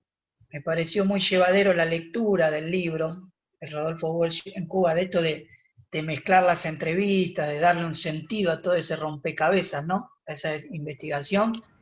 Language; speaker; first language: Spanish; native; Spanish